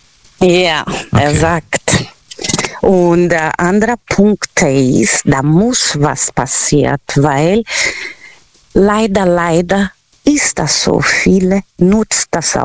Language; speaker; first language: German; non-native, learner; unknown